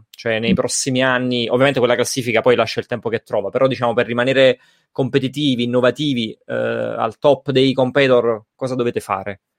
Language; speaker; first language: Italian; native; Italian